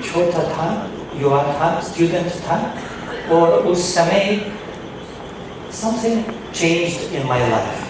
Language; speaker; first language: Hindi; non-native, fluent; Russian